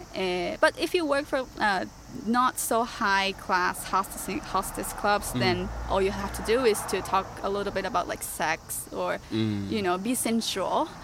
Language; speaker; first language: English; non-native, fluent; Japanese